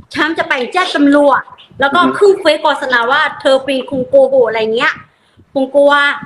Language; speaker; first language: Thai; non-native, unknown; Burmese